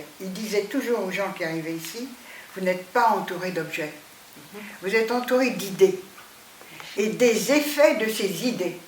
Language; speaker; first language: French; native; French